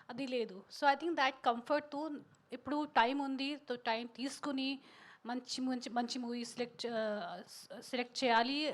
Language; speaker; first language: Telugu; non-native, learner; Hindi